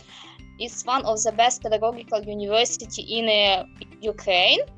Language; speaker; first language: English; non-native, learner; Ukrainian